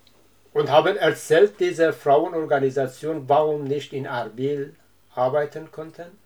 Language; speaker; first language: German; non-native, learner; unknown